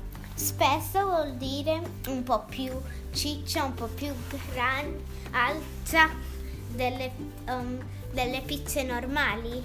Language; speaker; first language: Italian; early bilingual, heritage; Italian